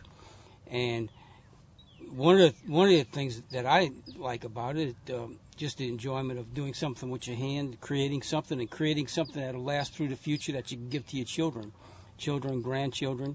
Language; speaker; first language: English; native; English